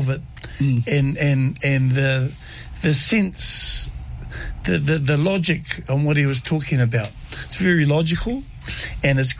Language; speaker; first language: English; native; English